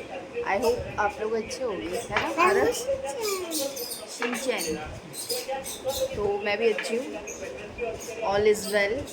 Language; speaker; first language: Hindi; native; Hindi